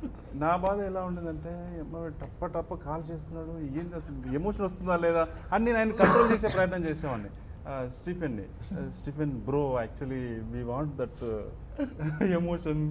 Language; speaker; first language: Telugu; native; Telugu